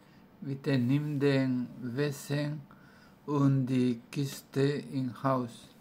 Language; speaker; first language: German; non-native, learner; Spanish